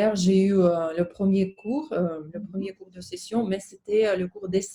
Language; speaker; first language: French; non-native, fluent; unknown